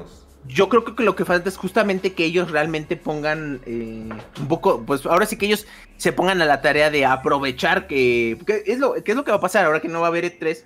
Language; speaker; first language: Spanish; native; Spanish